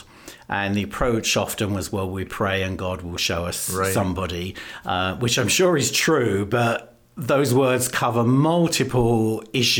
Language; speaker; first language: English; native; English